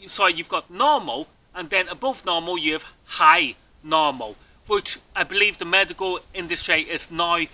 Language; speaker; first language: English; native; English